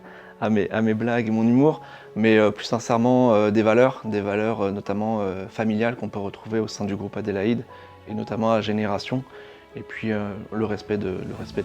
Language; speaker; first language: French; native; French